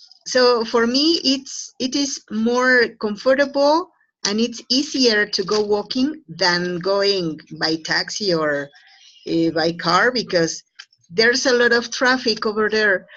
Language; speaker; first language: English; non-native, fluent; Spanish